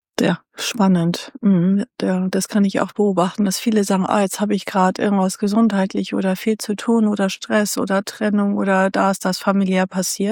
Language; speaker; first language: German; native; German